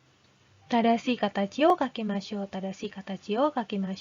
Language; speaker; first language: Japanese; non-native, fluent; Indonesian